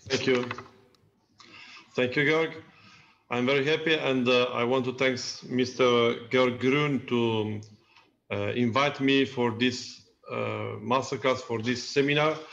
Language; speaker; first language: English; non-native, learner; Italian